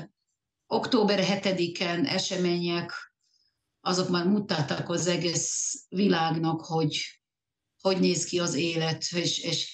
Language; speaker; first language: Hungarian; early bilingual, heritage; Hungarian